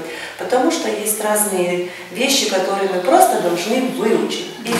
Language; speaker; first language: Russian; non-native, local second language; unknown